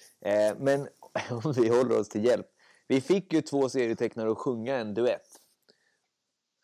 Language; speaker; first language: Swedish; native; Swedish